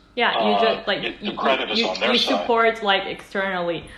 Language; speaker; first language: English; non-native, fluent; Italian